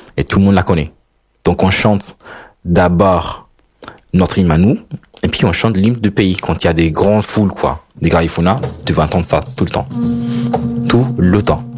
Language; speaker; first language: French; non-native, fluent; Spanish